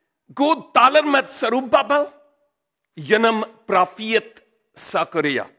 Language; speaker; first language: Swedish; non-native, learner; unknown